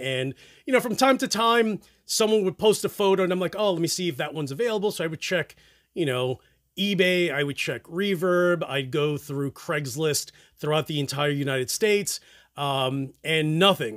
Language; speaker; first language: English; early bilingual, other home language; Spanish